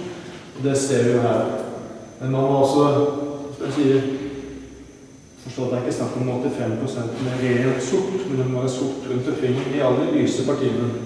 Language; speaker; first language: Norwegian; native; Norwegian